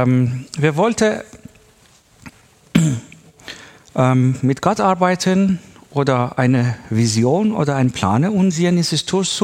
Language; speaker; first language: German; non-native, learner; Persian